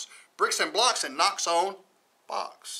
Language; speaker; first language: English; native; English